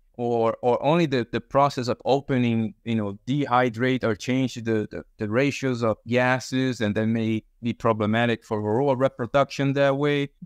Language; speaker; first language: English; early bilingual, other home language; Portuguese